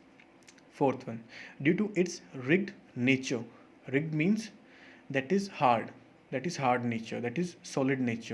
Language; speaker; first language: English; non-native, local second language; Hindi